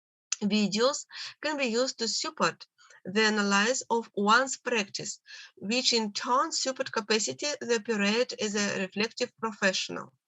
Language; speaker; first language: English; non-native, learner; Russian